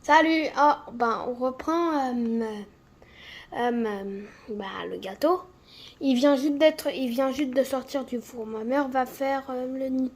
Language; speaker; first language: French; native; French